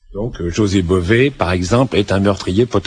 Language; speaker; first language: French; native; French